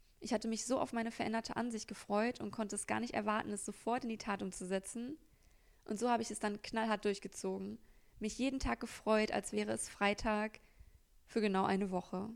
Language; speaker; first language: German; native; German